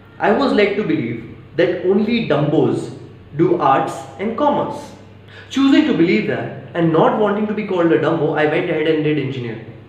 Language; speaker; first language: English; non-native, local second language; Maithili